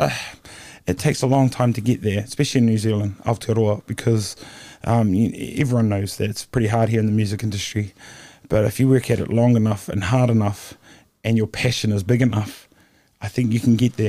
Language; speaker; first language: English; native; English